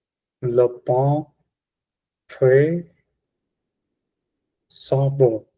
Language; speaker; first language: French; non-native, learner; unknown